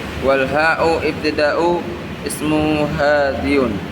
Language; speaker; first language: Arabic; non-native, learner; Indonesian